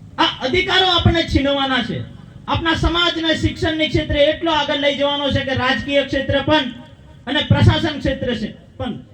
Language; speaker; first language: Gujarati; non-native, local second language; Rathawi